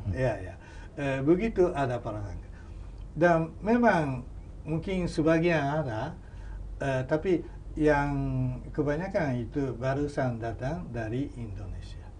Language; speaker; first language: Indonesian; non-native, fluent; Japanese